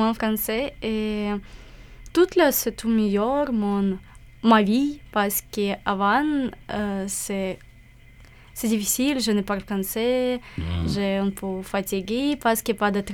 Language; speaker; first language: French; non-native, learner; Ukrainian